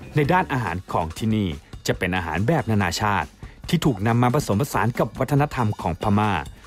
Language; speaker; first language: Thai; native; Thai